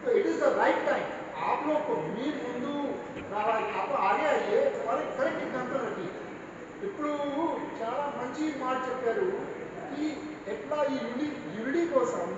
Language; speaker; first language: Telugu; non-native, local second language; Hindi